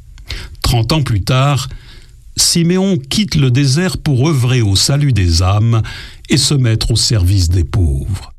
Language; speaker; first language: French; native; French